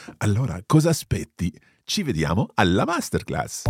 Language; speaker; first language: Italian; non-native, fluent; English